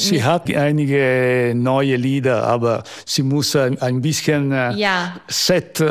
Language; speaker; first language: German; non-native, local second language; Italian